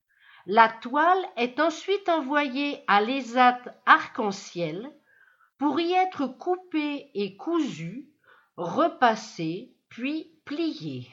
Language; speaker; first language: French; native; French